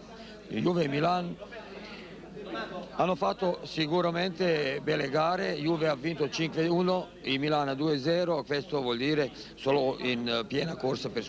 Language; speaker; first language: Italian; non-native, fluent; Serbian